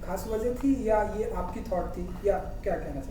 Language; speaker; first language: Hindi; native; Hindi